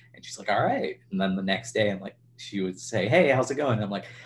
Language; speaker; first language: English; native; English